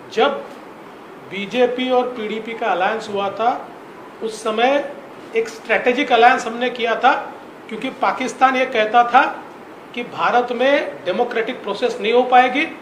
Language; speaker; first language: Hindi; non-native, local second language; Marathi